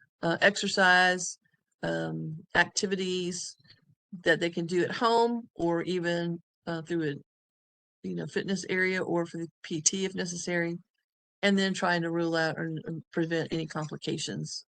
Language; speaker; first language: English; native; English